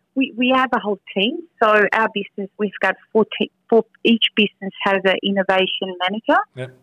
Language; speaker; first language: English; early bilingual, other home language; Spanish